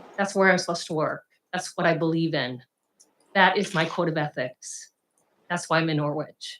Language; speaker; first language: English; native; English